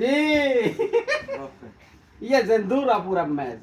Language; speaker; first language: Italian; non-native, learner; Tamil